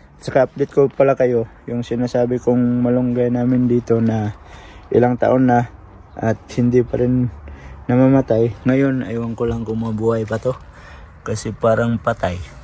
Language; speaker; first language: Filipino; non-native, local second language; Cebuano